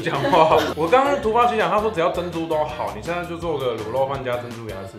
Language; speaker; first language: Chinese; native; Chinese